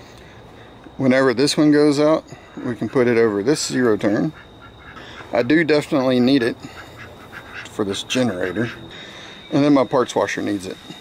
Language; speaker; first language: English; native; English